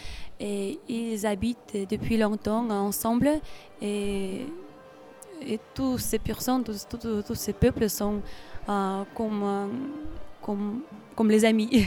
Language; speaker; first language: French; non-native, learner; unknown